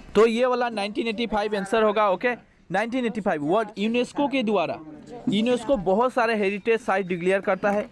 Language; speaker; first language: Hindi; non-native, local second language; Assamese